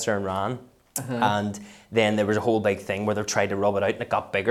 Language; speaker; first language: English; native; English